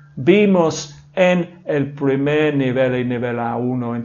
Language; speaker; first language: Spanish; non-native, fluent; English